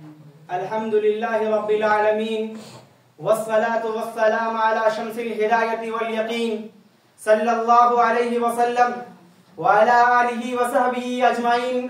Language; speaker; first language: Arabic; non-native, learner; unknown